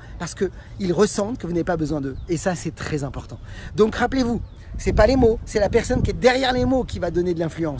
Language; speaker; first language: French; native; French